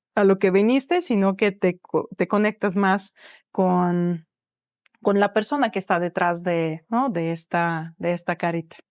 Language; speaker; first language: Spanish; non-native, fluent; Ukrainian